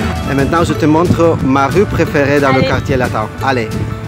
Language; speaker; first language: French; non-native, fluent; Russian